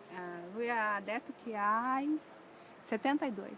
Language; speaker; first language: Italian; non-native, learner; Portuguese